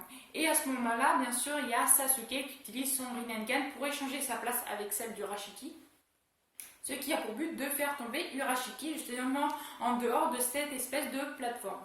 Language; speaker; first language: French; native; French